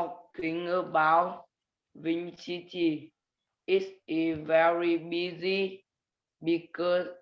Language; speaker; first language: English; non-native, learner; Vietnamese